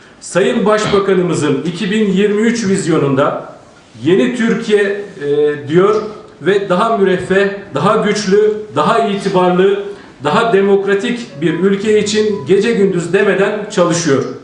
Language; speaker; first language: Turkish; native; Turkish